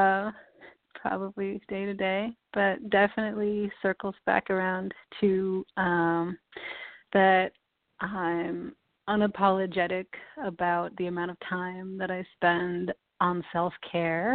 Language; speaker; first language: English; native; English